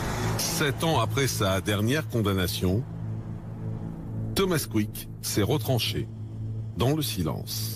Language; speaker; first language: French; native; French